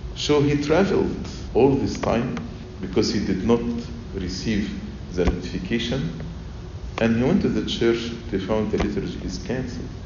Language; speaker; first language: English; non-native, fluent; Arabic